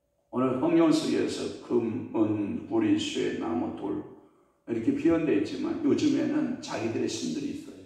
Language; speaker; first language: Korean; native; Korean